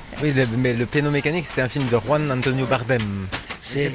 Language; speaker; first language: French; native; French